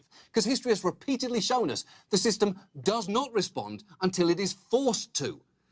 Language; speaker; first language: English; native; English